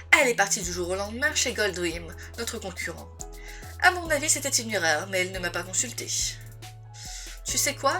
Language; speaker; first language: French; native; French